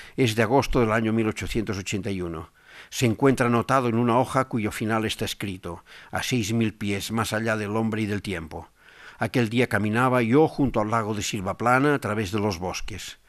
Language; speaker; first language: Spanish; non-native, local second language; Catalan